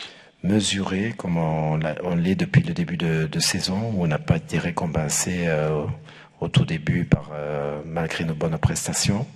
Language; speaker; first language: French; native; French